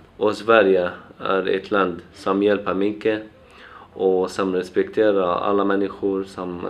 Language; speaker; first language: Swedish; non-native, learner; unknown